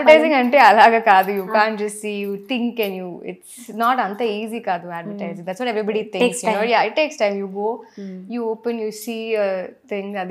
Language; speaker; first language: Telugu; non-native, local second language; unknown